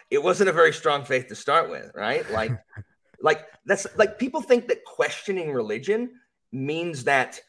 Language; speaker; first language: English; native; English